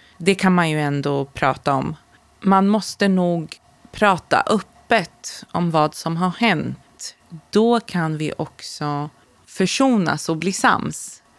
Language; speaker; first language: Swedish; native; Swedish